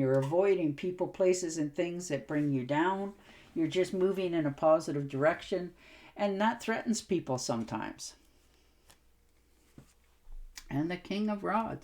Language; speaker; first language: English; native; English